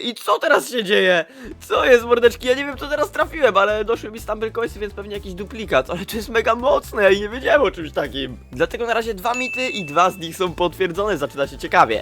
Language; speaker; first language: Polish; native; Polish